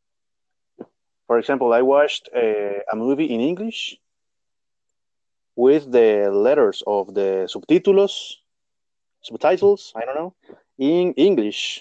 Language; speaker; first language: English; non-native, learner; Spanish